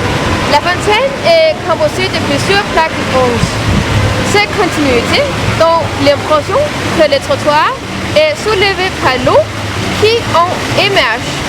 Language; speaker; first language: French; non-native, learner; Norwegian